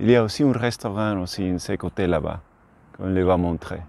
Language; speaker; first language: French; non-native, learner; Spanish